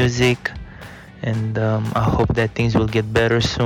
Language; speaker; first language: English; non-native, fluent; Romanian